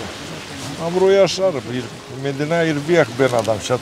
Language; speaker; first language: Hebrew; non-native, learner; Romanian